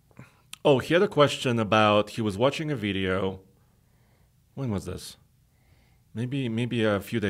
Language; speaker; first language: English; native; English